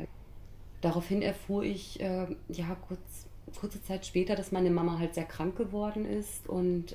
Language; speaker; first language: German; early bilingual, other home language; Arabic